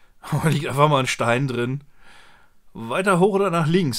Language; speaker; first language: German; native; German